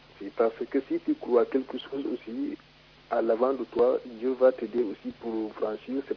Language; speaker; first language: French; non-native, local second language; Wolof